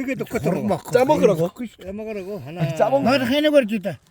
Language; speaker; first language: Korean; non-native, learner; Mongolian